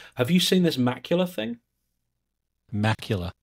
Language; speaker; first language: English; native; English